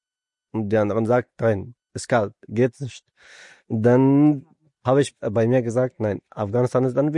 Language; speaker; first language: German; non-native, learner; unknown